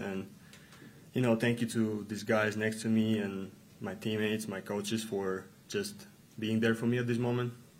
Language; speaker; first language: English; non-native, fluent; Russian